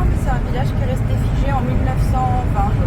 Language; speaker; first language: French; native; French